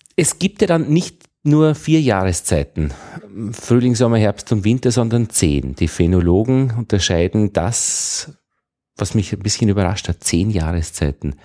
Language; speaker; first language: German; native; German